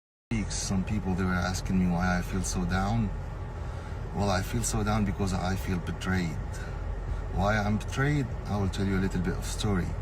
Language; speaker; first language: English; non-native, learner; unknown